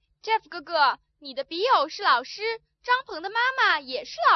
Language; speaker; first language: Chinese; native; Chinese